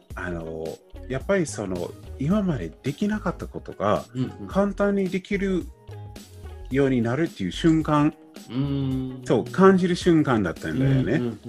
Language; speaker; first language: Japanese; non-native, fluent; English